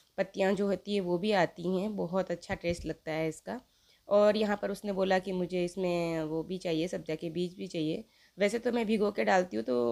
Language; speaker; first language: Hindi; native; Hindi